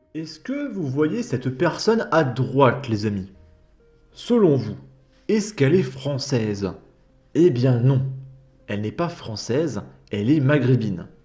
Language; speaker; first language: French; native; French